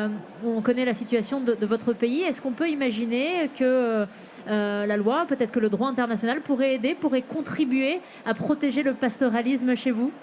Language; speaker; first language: French; native; French